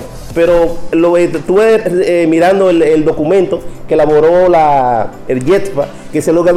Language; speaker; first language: Spanish; native; Spanish